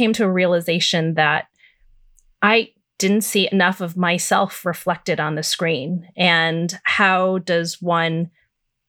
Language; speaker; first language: English; native; English